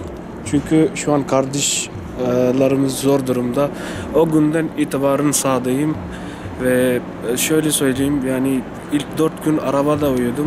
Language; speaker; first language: Turkish; non-native, fluent; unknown